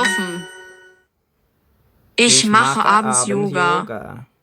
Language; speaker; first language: German; non-native, learner; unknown